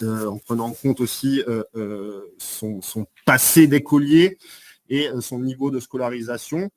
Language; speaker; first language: French; native; French